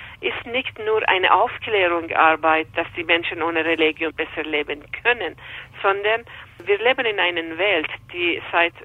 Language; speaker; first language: German; non-native, fluent; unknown